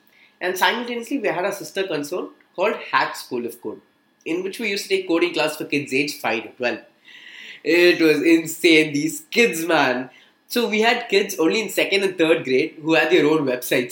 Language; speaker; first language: English; non-native, local second language; Tamil